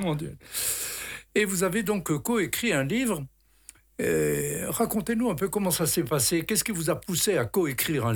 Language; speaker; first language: French; native; French